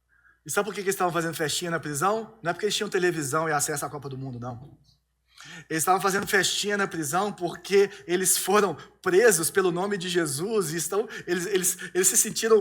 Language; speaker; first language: Portuguese; native; Portuguese